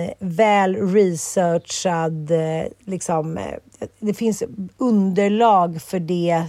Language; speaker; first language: Swedish; native; Swedish